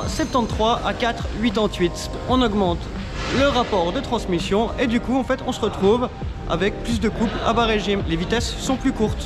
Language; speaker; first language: French; native; French